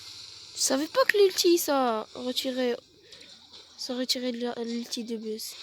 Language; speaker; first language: French; native; French